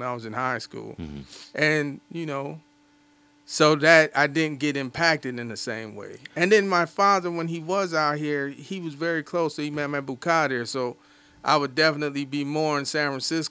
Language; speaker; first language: English; native; English